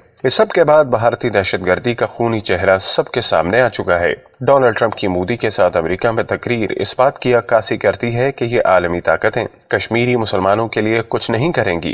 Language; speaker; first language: Urdu; native; Urdu